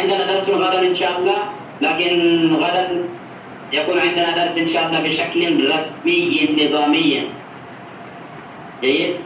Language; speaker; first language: Arabic; non-native, fluent; Urdu